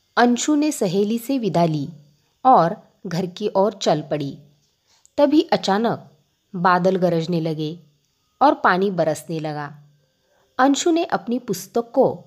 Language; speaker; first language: Hindi; non-native, local second language; Marathi